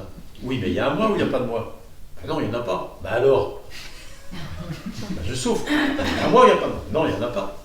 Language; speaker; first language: French; native; French